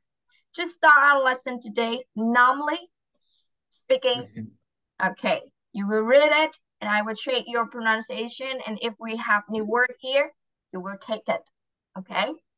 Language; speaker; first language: English; non-native, fluent; Vietnamese